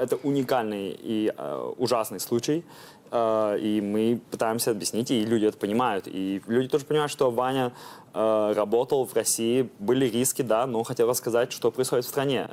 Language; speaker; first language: Russian; early bilingual, heritage; Russian